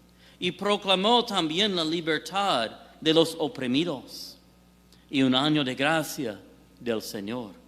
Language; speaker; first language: Spanish; non-native, fluent; English